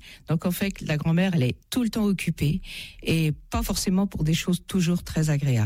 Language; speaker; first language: French; native; French